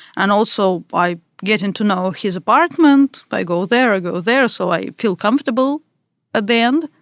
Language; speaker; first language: English; non-native, fluent; Russian